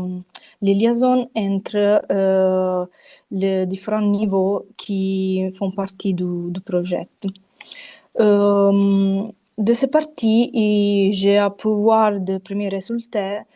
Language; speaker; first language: French; non-native, fluent; Italian